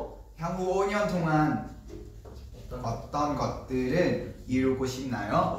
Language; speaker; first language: Korean; non-native, learner; Vietnamese